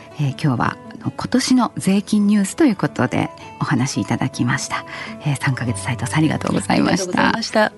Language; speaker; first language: Japanese; native; Japanese